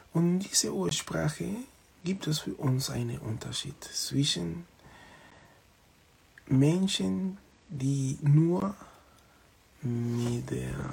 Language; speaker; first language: German; non-native, fluent; Spanish